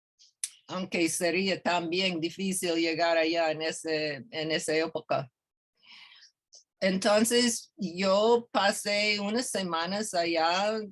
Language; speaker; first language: Spanish; non-native, fluent; English